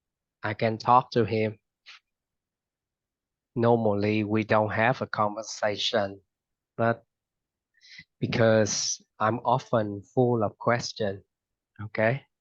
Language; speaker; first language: English; non-native, fluent; Vietnamese